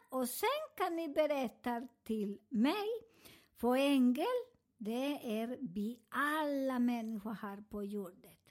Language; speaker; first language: Swedish; non-native, fluent; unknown